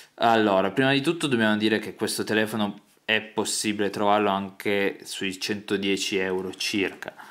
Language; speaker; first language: Italian; native; Italian